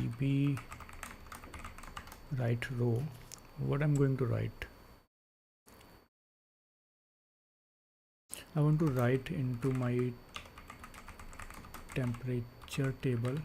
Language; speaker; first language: English; non-native, local second language; Hindi